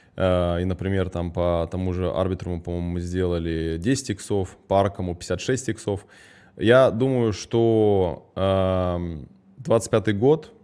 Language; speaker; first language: Russian; early bilingual, heritage; Russian